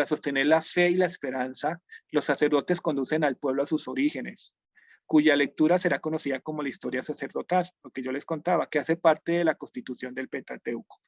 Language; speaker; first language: Spanish; native; Spanish